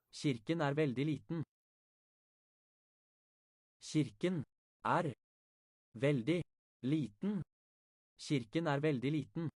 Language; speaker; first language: Norwegian; non-native, learner; English